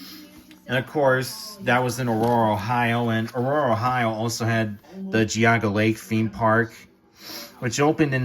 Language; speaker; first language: English; native; English